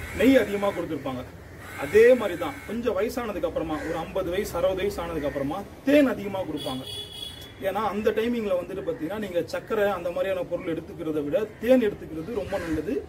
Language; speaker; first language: Tamil; native; Tamil